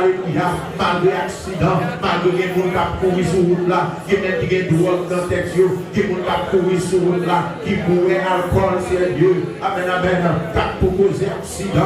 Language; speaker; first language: French; non-native, local second language; Haitian Creole